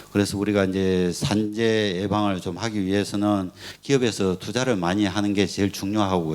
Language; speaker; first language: Korean; native; Korean